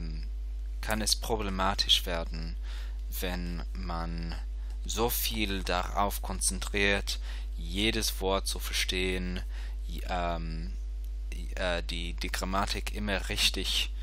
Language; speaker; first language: German; non-native, fluent; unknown